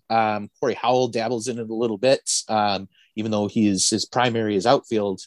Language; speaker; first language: English; native; English